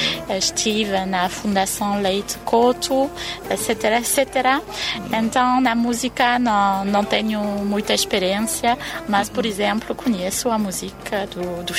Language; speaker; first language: Portuguese; non-native, fluent; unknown